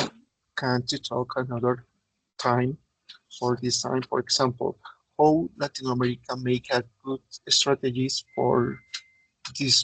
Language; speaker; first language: English; non-native, learner; Spanish